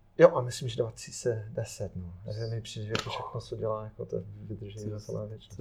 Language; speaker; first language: Czech; non-native, fluent; English